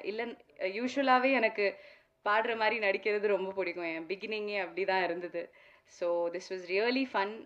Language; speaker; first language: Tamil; non-native, local second language; Malayalam